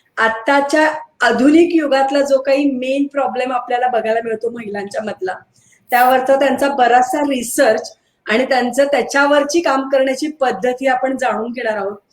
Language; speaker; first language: Marathi; native; Marathi